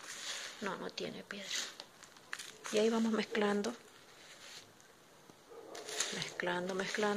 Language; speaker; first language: Spanish; native; Spanish